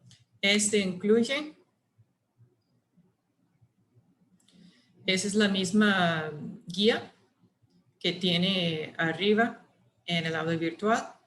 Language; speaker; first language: Spanish; non-native, fluent; English